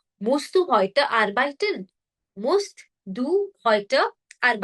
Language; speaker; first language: German; non-native, fluent; Hindi